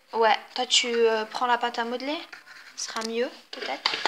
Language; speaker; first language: French; native; French